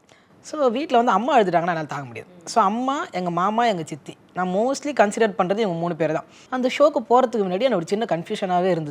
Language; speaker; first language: Tamil; native; Tamil